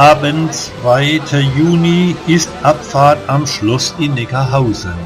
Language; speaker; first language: German; native; German